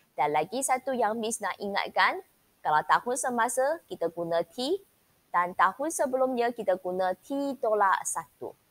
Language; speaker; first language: Malay; non-native, local second language; Chinese